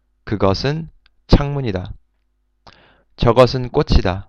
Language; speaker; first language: Korean; non-native, fluent; English